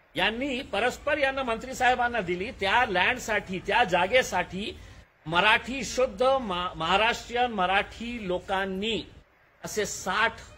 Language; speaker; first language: Marathi; non-native, local second language; Urdu